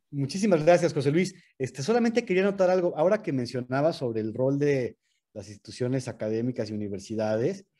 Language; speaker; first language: Spanish; native; Spanish